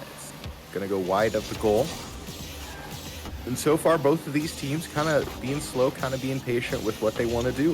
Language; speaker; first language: English; native; English